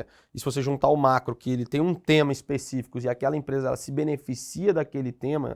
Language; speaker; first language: Portuguese; native; Portuguese